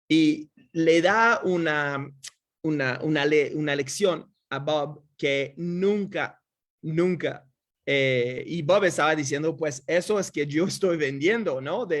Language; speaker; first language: Spanish; non-native, fluent; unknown